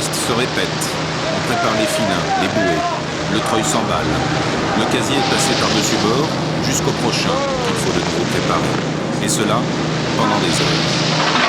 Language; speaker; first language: French; native; French